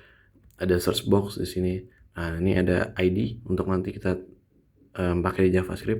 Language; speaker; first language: Indonesian; native; Indonesian